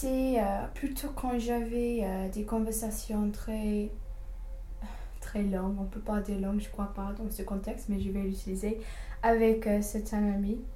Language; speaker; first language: French; non-native, fluent; English